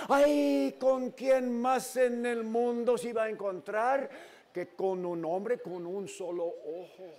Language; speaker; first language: Spanish; non-native, fluent; English